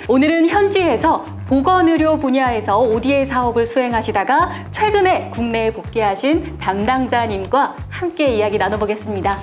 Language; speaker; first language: Korean; native; Korean